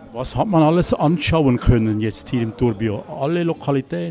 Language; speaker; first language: German; native; German